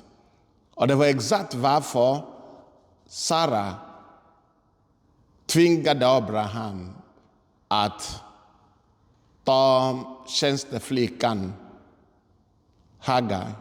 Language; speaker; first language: Swedish; non-native, fluent; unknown